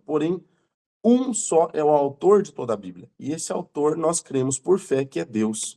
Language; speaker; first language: Portuguese; native; Portuguese